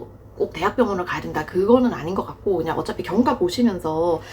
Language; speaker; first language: Korean; native; Korean